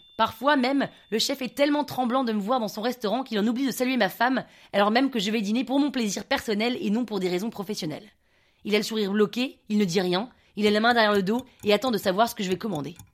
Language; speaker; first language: French; non-native, fluent; English